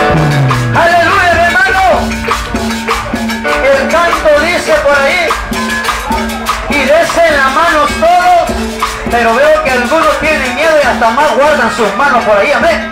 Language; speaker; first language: Spanish; native; Spanish